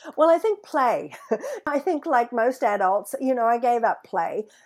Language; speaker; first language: English; native; English